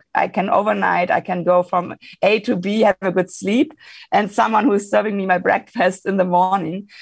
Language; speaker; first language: English; non-native, fluent; German